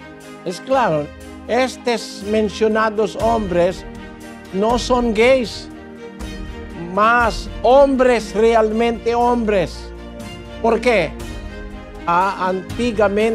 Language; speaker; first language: Spanish; non-native, learner; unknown